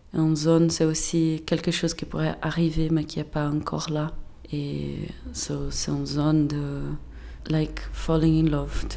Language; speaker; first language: French; non-native, fluent; Portuguese